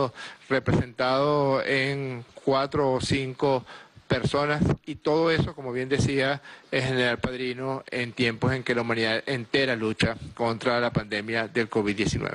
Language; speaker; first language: Spanish; native; Spanish